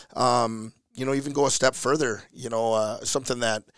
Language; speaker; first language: English; native; English